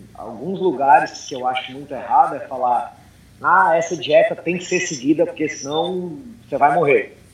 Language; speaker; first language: Portuguese; early bilingual, heritage; English